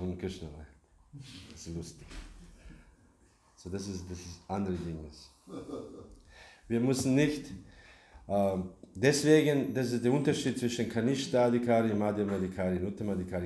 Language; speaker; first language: German; non-native, learner; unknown